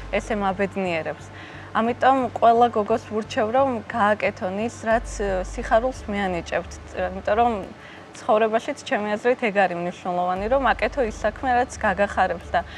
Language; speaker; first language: Georgian; native; Georgian